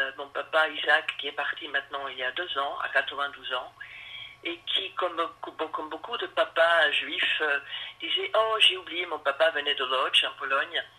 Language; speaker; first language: French; non-native, fluent; Spanish